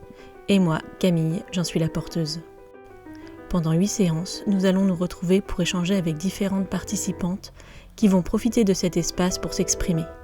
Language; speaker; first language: French; native; French